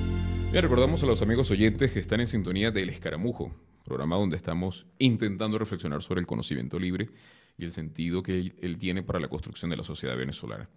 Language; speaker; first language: Spanish; native; Spanish